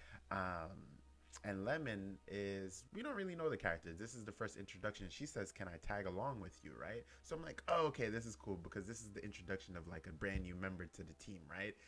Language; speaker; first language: English; native; English